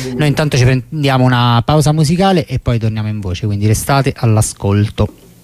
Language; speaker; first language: Italian; native; Italian